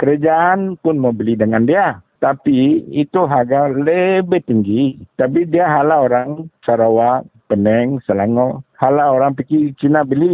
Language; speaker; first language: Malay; non-native, local second language; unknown